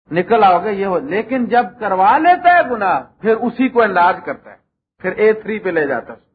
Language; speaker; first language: Urdu; non-native, local second language; Punjabi